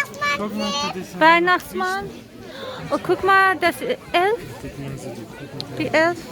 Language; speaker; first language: German; non-native, learner; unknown